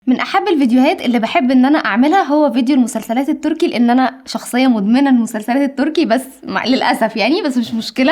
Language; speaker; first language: Arabic; native; Arabic